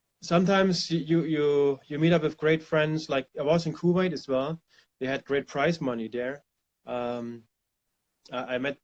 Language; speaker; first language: English; non-native, fluent; German